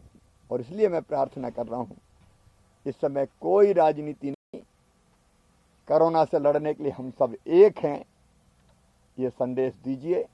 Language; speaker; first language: Hindi; native; Hindi